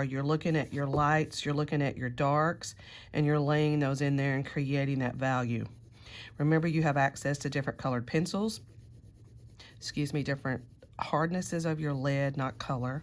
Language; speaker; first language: English; native; English